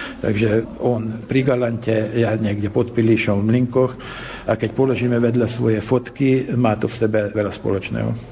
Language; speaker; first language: Slovak; early bilingual, heritage; Slovak